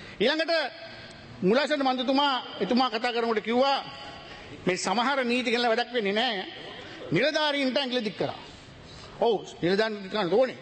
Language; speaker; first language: Sinhala; native; Sinhala